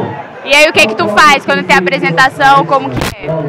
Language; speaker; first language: Portuguese; native; Portuguese